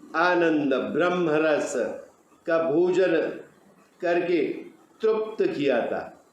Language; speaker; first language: Hindi; non-native, local second language; Marathi